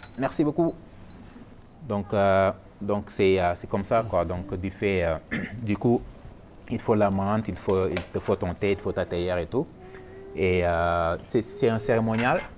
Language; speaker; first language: French; non-native, local second language; Wolof